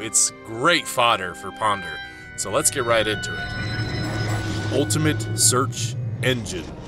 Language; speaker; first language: English; native; English